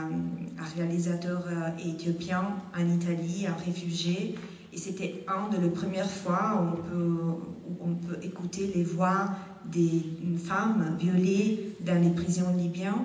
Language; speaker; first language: French; non-native, fluent; Italian